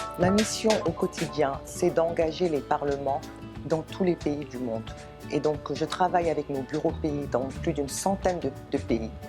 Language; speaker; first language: French; non-native, local second language; Wolof